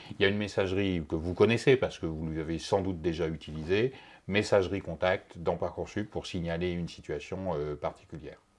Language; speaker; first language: French; native; French